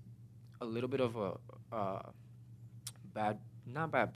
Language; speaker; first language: English; non-native, fluent; Spanish